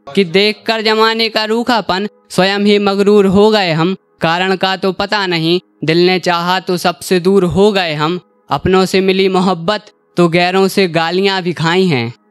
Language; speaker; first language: Hindi; native; Hindi